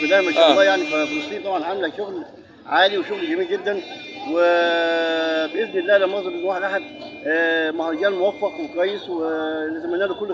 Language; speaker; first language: Arabic; native; Arabic